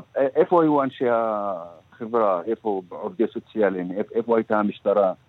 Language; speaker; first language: Hebrew; non-native, local second language; Arabic